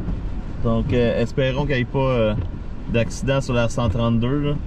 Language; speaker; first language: French; native; French